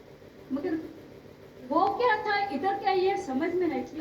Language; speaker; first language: Hindi; non-native, local second language; Gujarati